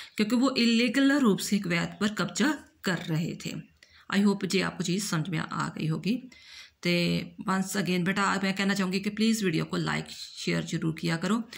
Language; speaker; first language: Hindi; non-native, local second language; Punjabi